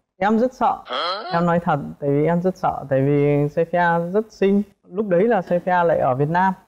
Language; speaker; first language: Vietnamese; early bilingual, heritage; Vietnamese